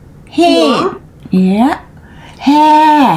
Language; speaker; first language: English; non-native, learner; Thai